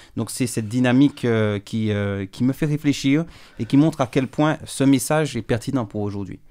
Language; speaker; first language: French; native; French